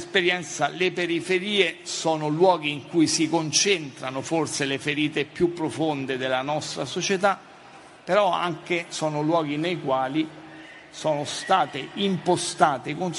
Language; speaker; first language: Italian; native; Italian